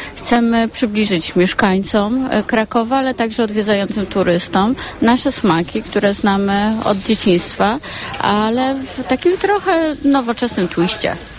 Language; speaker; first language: Polish; native; Polish